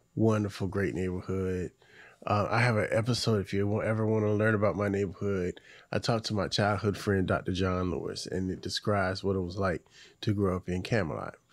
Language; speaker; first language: English; native; English